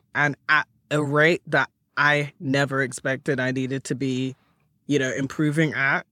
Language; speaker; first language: English; early bilingual, other home language; Akan